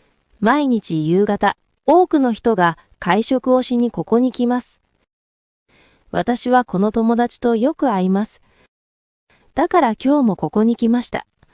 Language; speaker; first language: Japanese; non-native, fluent; Korean